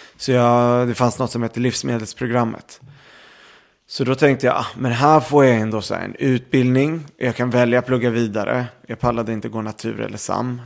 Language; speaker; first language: Swedish; early bilingual, other home language; Arabic